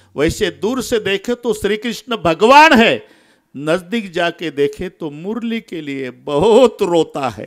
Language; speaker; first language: Hindi; non-native, local second language; Marathi